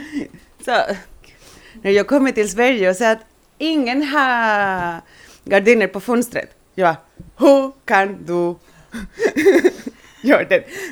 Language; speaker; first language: Swedish; non-native, learner; Spanish